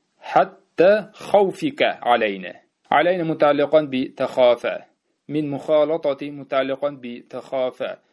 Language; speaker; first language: Arabic; non-native, fluent; Uzbek